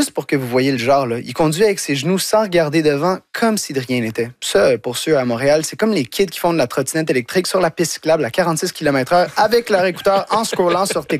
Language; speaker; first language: French; native; French